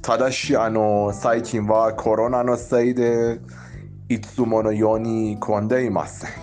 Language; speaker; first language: Japanese; non-native, fluent; Persian